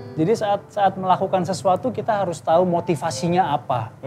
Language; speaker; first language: Indonesian; native; Indonesian